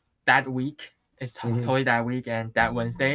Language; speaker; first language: English; non-native, learner; Chinese